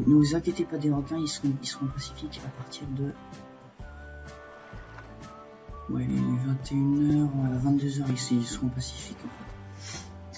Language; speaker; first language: French; native; French